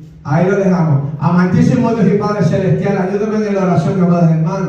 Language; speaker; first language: Spanish; native; Spanish